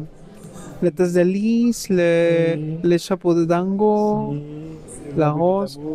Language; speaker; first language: French; non-native, fluent; Spanish